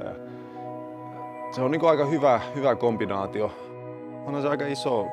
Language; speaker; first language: Finnish; native; Finnish